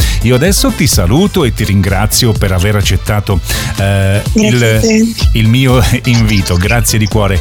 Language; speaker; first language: Italian; native; Italian